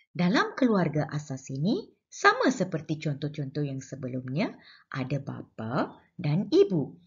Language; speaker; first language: Malay; non-native, local second language; Tamil